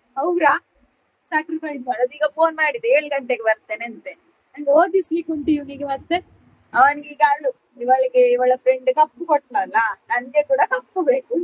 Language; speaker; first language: Kannada; non-native, local second language; Tulu